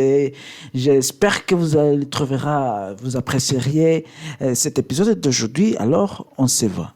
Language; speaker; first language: French; non-native, learner; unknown